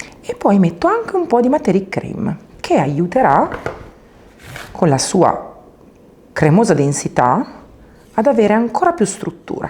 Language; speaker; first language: Italian; native; Italian